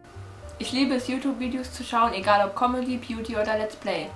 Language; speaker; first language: German; native; German